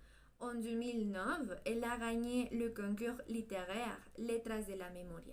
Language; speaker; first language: French; non-native, learner; Spanish